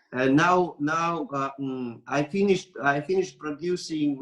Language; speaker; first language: English; non-native, learner; Russian